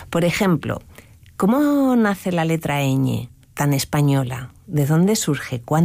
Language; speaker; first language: Spanish; native; Spanish